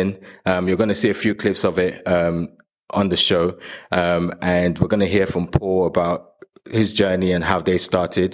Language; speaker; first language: English; non-native, local second language; Yoruba